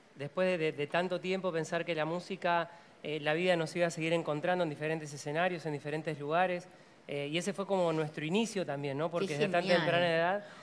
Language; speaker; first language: Spanish; native; Spanish